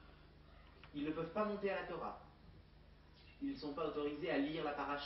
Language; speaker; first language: French; native; French